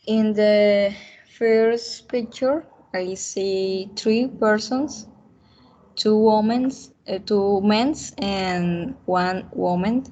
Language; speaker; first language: English; non-native, learner; Spanish